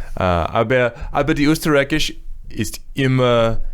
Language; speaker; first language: German; non-native, learner; English